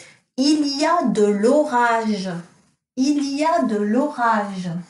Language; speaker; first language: French; non-native, fluent; English